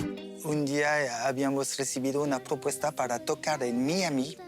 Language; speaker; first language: Spanish; non-native, learner; French